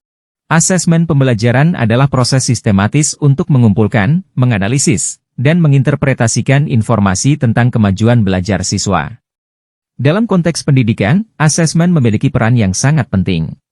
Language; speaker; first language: Indonesian; native; Indonesian